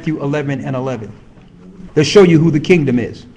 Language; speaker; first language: English; native; English